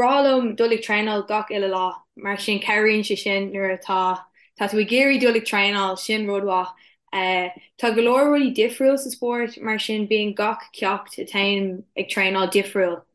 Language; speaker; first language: Irish; non-native, local second language; English